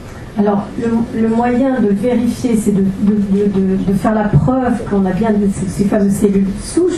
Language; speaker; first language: French; native; French